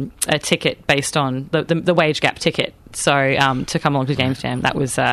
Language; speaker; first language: English; native; English